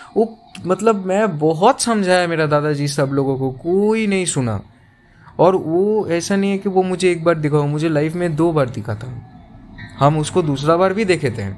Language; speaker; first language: Hindi; non-native, local second language; Bangla